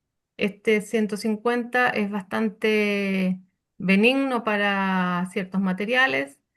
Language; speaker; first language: Spanish; native; Spanish